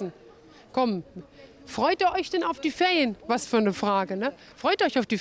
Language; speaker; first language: German; native; German